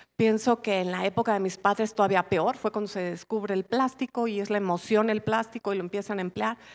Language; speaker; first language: Spanish; native; Spanish